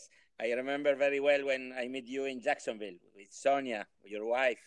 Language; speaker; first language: English; non-native, learner; Italian